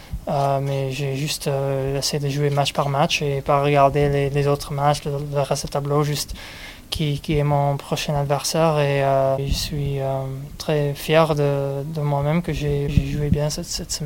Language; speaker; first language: French; non-native, learner; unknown